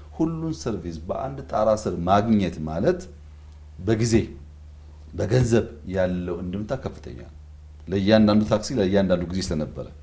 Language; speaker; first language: Amharic; non-native, local second language; Oromo